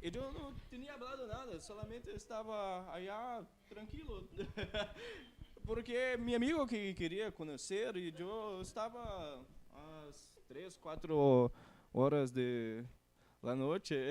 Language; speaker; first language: Spanish; non-native, learner; Portuguese